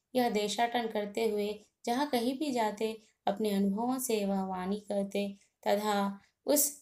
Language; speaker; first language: Hindi; non-native, local second language; Telugu